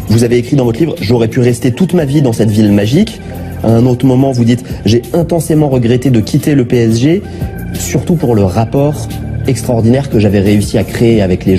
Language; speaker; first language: French; native; French